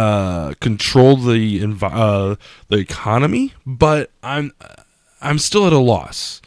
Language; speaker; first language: English; native; English